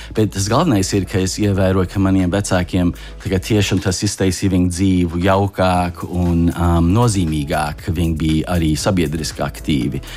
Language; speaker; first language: Latvian; early bilingual, heritage; Latvian